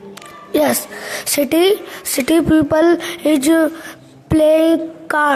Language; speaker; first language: English; non-native, local second language; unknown